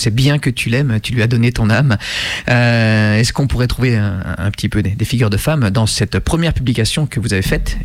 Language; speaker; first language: French; native; French